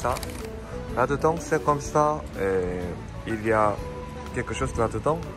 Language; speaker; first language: French; non-native, fluent; Korean